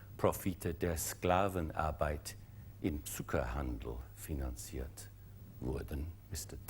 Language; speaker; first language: German; non-native, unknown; English